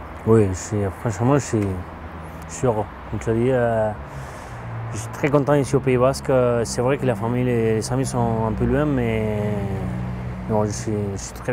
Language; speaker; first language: French; non-native, fluent; Spanish